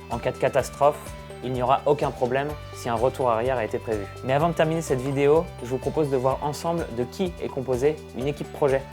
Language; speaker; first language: French; native; French